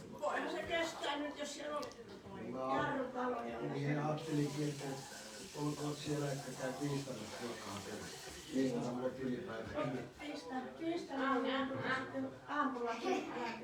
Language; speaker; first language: Finnish; non-native, learner; Thai